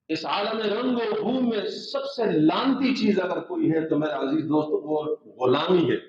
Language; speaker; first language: Urdu; native; Urdu